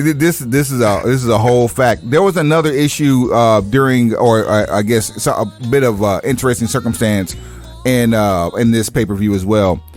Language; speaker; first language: English; native; English